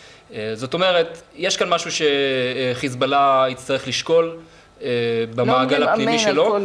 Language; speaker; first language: Hebrew; native; Hebrew